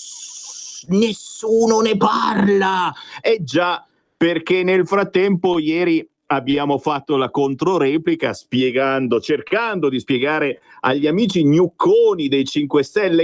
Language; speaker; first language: Italian; native; Italian